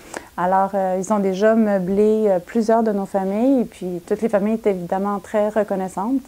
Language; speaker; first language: French; native; French